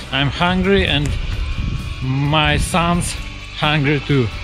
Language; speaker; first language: English; non-native, learner; Russian